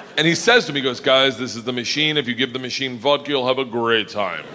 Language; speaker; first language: English; native; English